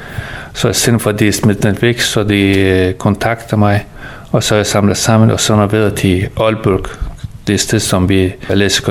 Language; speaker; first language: Danish; early bilingual, other home language; Persian